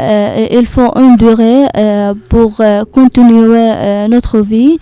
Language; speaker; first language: French; non-native, learner; Arabic